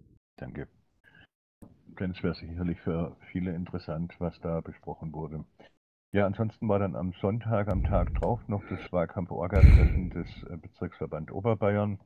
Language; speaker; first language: German; native; German